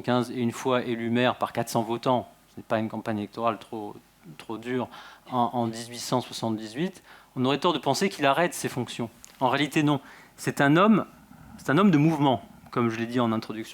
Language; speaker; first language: French; native; French